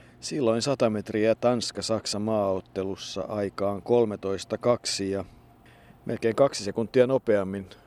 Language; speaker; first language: Finnish; native; Finnish